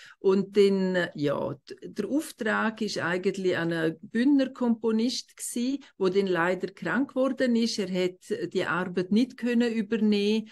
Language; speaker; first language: German; non-native, local second language; Romansh